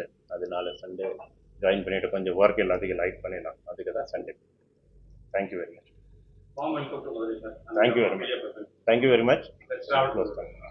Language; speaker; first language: Tamil; non-native, fluent; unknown